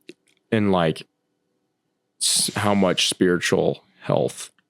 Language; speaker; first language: English; native; English